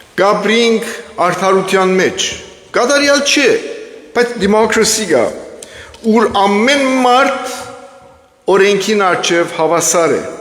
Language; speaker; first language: Armenian; early bilingual, heritage; Armenian